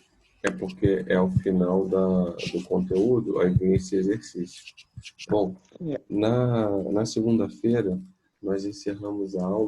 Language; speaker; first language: Portuguese; native; Portuguese